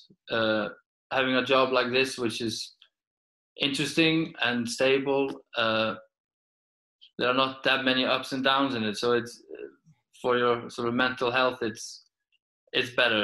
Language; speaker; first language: English; non-native, fluent; Icelandic